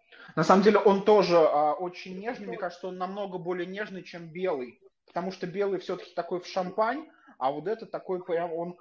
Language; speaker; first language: Russian; native; Russian